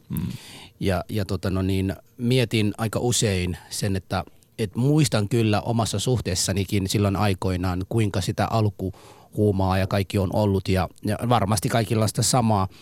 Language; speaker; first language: Finnish; non-native, fluent; Somali